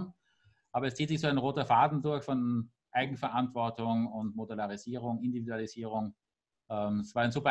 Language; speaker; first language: German; native; German